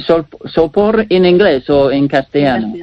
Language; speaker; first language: Spanish; non-native, learner; English